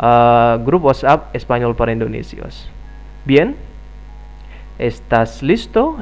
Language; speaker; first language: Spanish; non-native, fluent; Indonesian